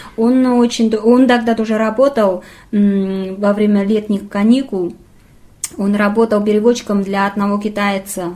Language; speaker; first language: Russian; non-native, fluent; Chinese